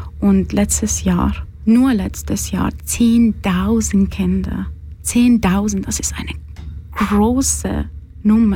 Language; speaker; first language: German; non-native, fluent; Persian